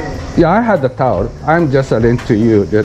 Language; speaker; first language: English; non-native, learner; Japanese